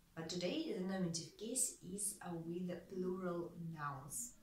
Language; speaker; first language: English; non-native, fluent; Russian